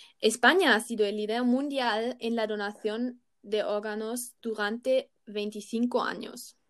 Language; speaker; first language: Spanish; non-native, learner; German